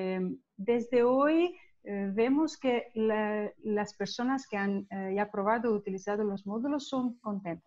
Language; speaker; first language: Spanish; non-native, learner; Italian